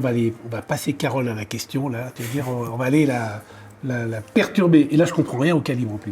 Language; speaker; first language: French; native; French